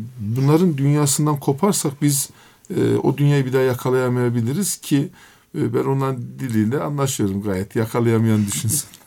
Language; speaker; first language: Turkish; native; Turkish